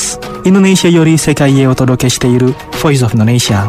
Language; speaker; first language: Japanese; non-native, fluent; Indonesian